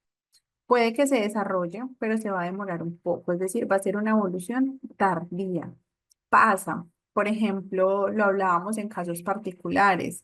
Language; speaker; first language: Spanish; native; Spanish